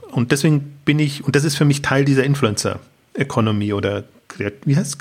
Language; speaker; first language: German; native; German